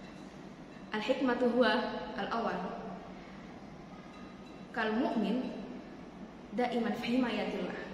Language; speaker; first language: Arabic; non-native, learner; Indonesian